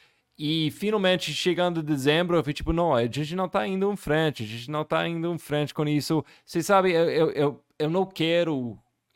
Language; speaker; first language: Portuguese; non-native, fluent; English